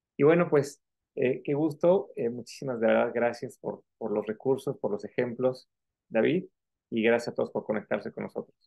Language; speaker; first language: Spanish; native; Spanish